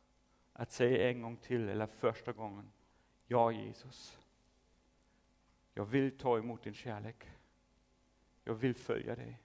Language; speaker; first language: Swedish; non-native, fluent; German